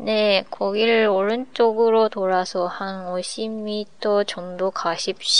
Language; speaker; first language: Korean; non-native, learner; Japanese